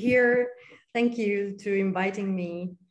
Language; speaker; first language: English; non-native, fluent; Italian